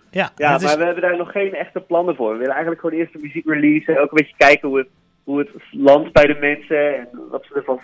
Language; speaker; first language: Dutch; native; Dutch